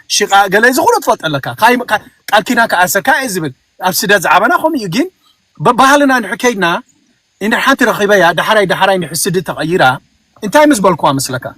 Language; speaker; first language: Tigrinya; early bilingual, heritage; Tigrinya